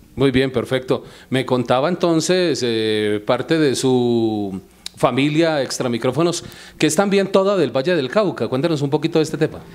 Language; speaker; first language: Spanish; native; Spanish